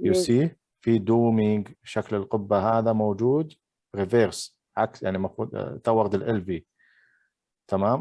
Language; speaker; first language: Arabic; native; Arabic